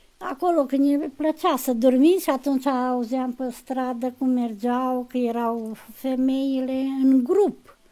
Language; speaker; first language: Romanian; native; Romanian